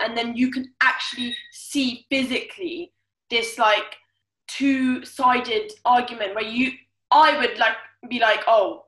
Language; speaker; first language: English; native; English